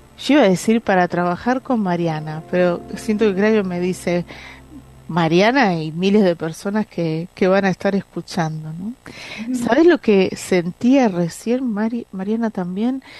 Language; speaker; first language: Spanish; native; Spanish